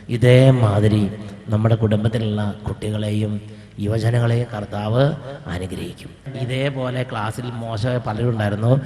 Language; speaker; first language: Malayalam; native; Malayalam